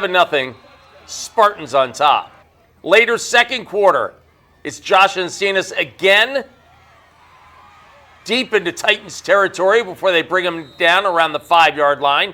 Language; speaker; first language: English; native; English